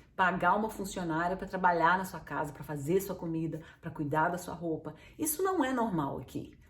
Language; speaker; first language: Portuguese; native; Portuguese